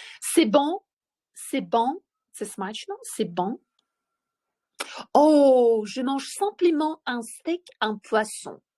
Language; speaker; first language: French; non-native, fluent; Ukrainian